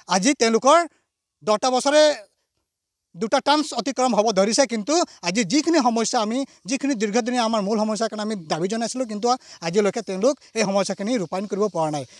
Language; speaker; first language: Assamese; non-native, local second language; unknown